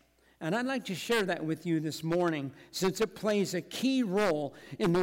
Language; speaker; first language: English; native; English